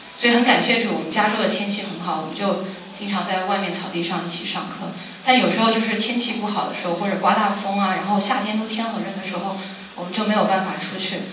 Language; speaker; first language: Chinese; early bilingual, heritage; Chinese